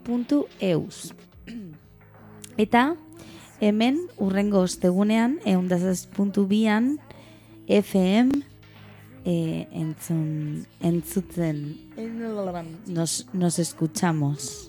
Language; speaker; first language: Basque; non-native, local second language; Spanish